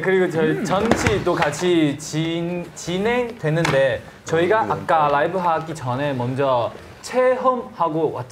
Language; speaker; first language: Korean; non-native, fluent; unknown